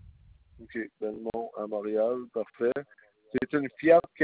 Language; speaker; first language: French; native; French